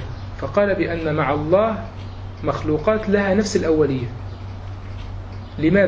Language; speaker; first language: Arabic; native; Arabic